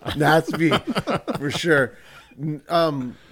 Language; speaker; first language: English; early bilingual, other home language; Spanish